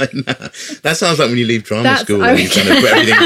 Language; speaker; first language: English; native; English